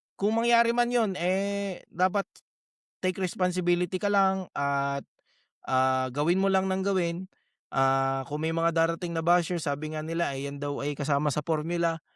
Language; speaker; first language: Filipino; native; Filipino